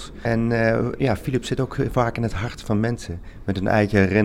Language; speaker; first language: Dutch; native; Dutch